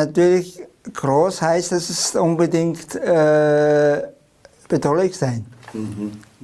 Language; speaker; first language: German; non-native, fluent; Chinese